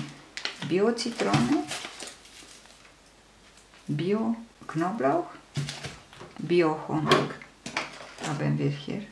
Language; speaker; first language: German; non-native, fluent; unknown